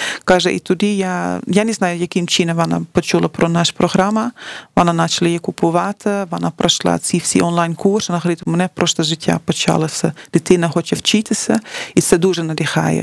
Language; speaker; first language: Ukrainian; non-native, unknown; Dutch